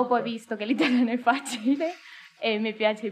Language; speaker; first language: Italian; non-native, learner; Spanish